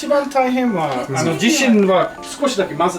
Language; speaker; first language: Japanese; non-native, learner; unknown